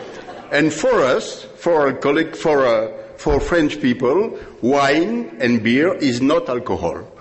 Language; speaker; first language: English; non-native, learner; French